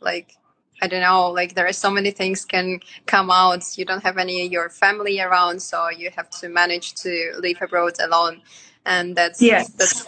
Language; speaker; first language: English; non-native, fluent; Yakut